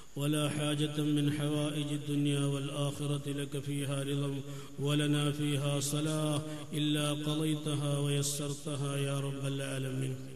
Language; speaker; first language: Arabic; non-native, fluent; Malayalam